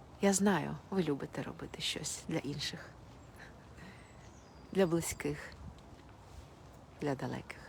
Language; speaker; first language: Ukrainian; non-native, local second language; Russian